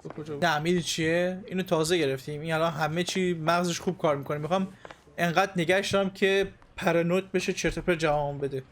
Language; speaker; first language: Persian; native; Persian